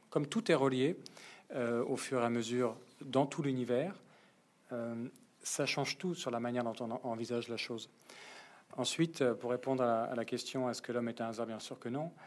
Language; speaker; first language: French; native; French